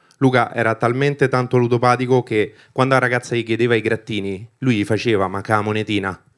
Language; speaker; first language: Italian; early bilingual, other home language; Albanian